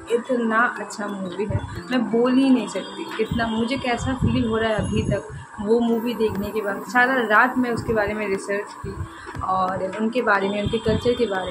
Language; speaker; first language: Hindi; non-native, local second language; Bangla